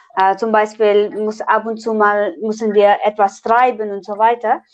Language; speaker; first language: German; non-native, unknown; Nepali